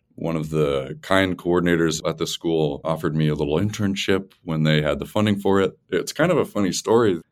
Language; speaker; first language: English; native; English